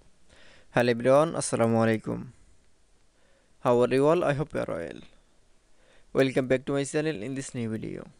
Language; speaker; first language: English; non-native, learner; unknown